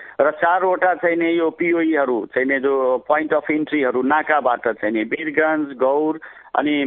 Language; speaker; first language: Nepali; non-native, local second language; Maithili